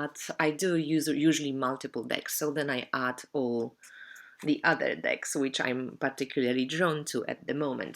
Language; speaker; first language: English; non-native, fluent; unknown